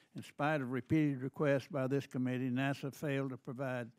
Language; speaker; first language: English; native; English